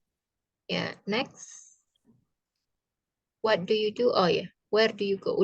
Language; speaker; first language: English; non-native, fluent; Indonesian